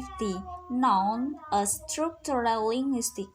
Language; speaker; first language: English; non-native, learner; Indonesian